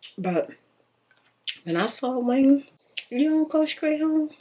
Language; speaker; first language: English; native; English